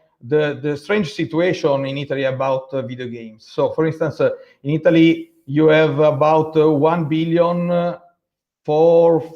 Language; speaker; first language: English; non-native, fluent; Italian